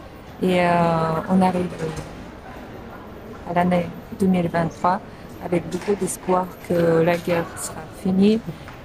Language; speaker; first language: French; non-native, fluent; Russian